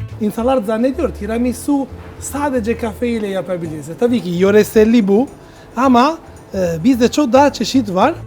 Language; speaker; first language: Turkish; non-native, learner; Italian